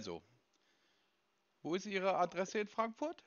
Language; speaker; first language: German; native; German